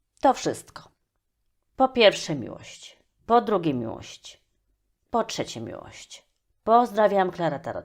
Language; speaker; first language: Polish; native; Polish